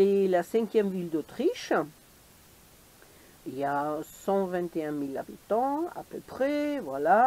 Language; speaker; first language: French; native; French